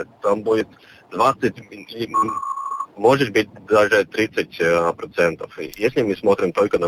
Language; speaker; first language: Russian; non-native, local second language; Latvian